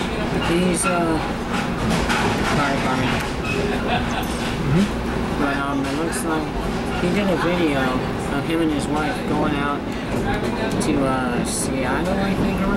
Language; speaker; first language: English; native; English